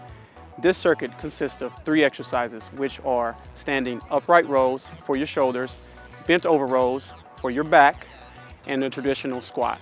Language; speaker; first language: English; native; English